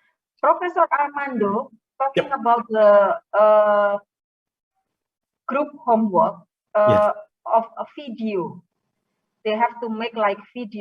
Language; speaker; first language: English; non-native, fluent; Indonesian